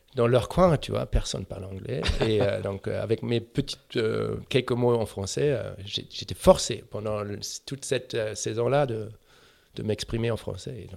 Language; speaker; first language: French; non-native, fluent; German